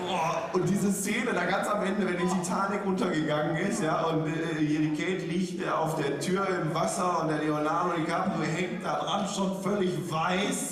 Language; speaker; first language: German; native; German